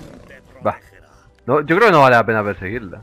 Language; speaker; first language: Spanish; native; Spanish